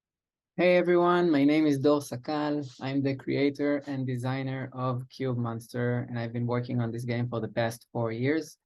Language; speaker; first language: English; non-native, fluent; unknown